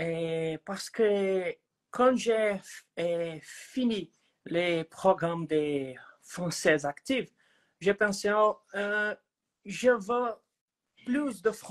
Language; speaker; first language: French; non-native, learner; Portuguese